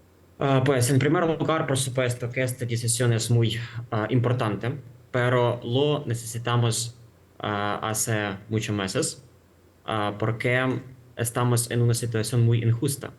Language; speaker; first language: Spanish; non-native, fluent; Ukrainian